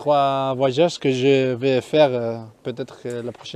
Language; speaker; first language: French; non-native, fluent; Spanish